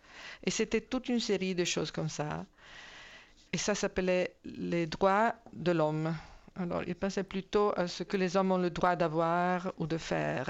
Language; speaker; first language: French; non-native, fluent; Italian